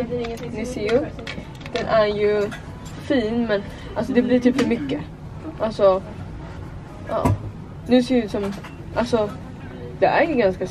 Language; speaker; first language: Swedish; native; Swedish